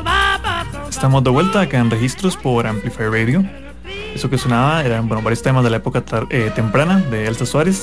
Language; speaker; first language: Spanish; native; Spanish